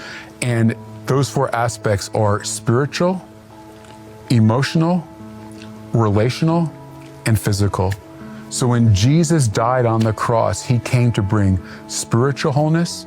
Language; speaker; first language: English; native; English